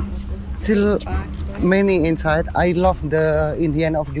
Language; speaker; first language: English; non-native, learner; Indonesian